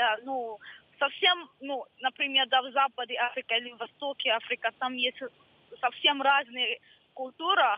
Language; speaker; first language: Ukrainian; non-native, learner; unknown